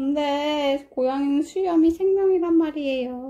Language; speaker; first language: Korean; native; Korean